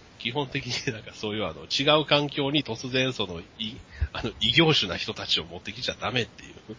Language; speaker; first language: Japanese; native; Japanese